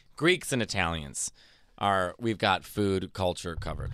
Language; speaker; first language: English; early bilingual, other home language; Spanish